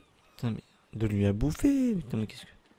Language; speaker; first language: French; native; French